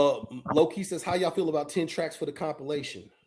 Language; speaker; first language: English; native; English